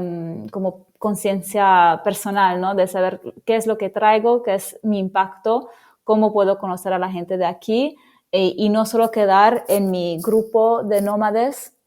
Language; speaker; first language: Spanish; non-native, fluent; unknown